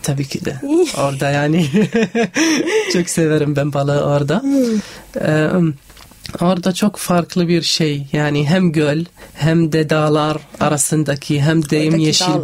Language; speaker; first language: Turkish; non-native, fluent; Arabic